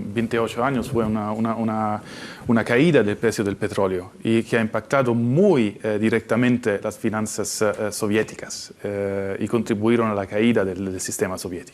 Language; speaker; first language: Spanish; non-native, fluent; Italian